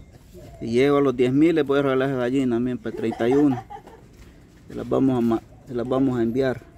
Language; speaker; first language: Spanish; native; Spanish